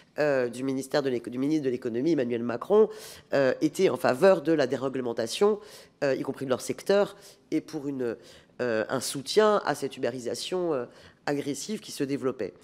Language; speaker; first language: French; native; French